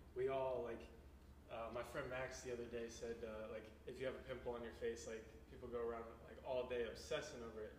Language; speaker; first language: English; native; English